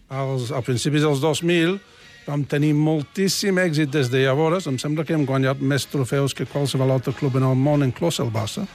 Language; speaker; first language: Catalan; non-native, fluent; English